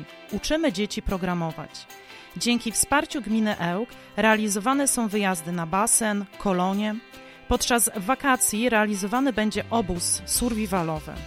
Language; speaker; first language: Polish; native; Polish